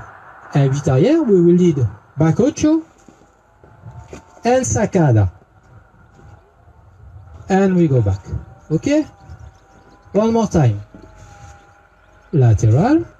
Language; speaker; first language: English; non-native, learner; French